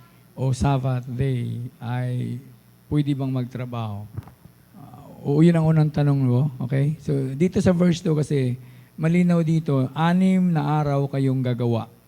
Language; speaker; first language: Filipino; native; Filipino